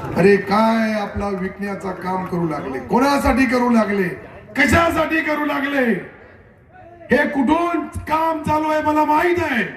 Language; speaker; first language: Marathi; non-native, local second language; Urdu